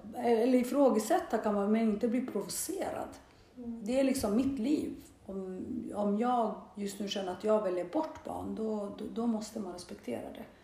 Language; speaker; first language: Swedish; early bilingual, other home language; Bosnian